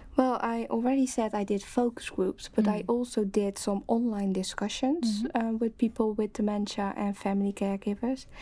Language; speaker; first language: English; non-native, fluent; Dutch